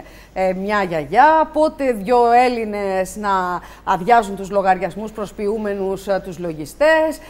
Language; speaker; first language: Greek; native; Greek